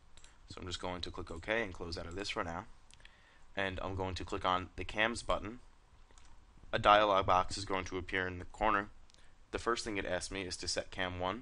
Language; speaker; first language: English; native; English